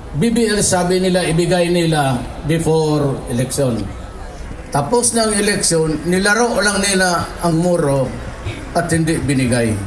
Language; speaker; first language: Filipino; non-native, local second language; Cebuano